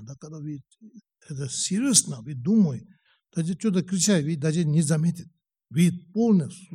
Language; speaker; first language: Russian; non-native, learner; Tibetan